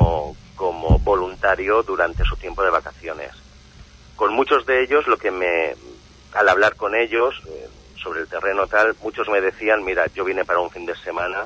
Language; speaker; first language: Spanish; native; Spanish